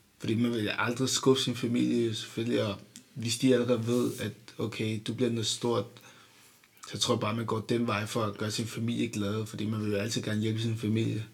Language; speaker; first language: Danish; early bilingual, other home language; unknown